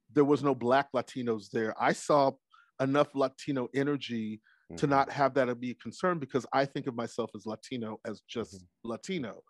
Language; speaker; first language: English; native; English